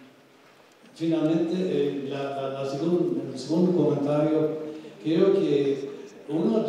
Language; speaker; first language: Spanish; non-native, fluent; Swedish